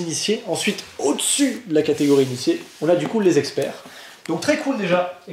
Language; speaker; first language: French; native; French